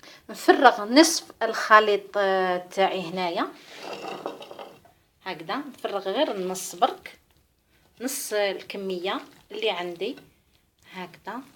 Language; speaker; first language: Arabic; native; Arabic